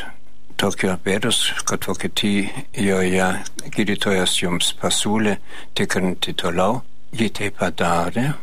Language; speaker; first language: Lithuanian; non-native, fluent; German